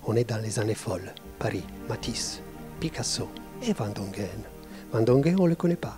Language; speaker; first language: French; native; French